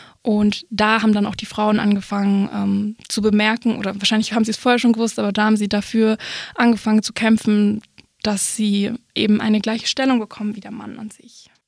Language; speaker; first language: German; native; German